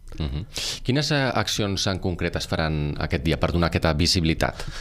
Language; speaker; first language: Catalan; native; Catalan